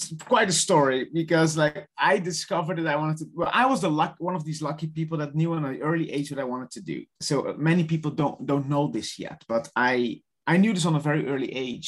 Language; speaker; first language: English; non-native, fluent; Dutch